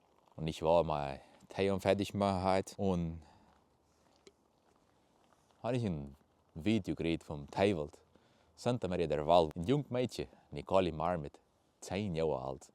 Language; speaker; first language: German; early bilingual, heritage; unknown